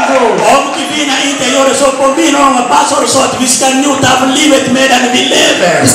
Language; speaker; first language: Swedish; non-native, learner; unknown